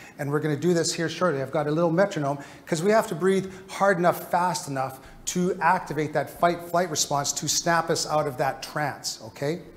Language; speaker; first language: English; native; English